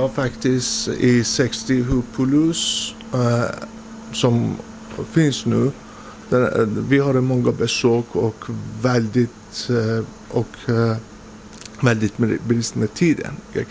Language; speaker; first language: Swedish; non-native, learner; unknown